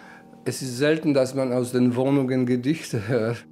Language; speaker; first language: German; non-native, fluent; Polish